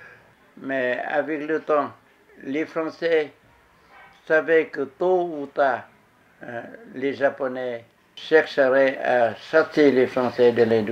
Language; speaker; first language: French; non-native, local second language; Vietnamese